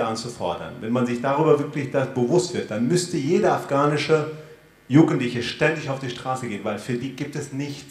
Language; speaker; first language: German; early bilingual, other home language; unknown